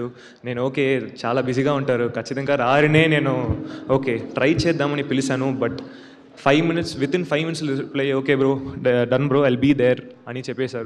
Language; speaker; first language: Telugu; non-native, learner; Tamil